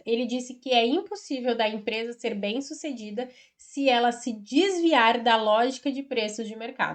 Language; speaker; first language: Portuguese; native; Portuguese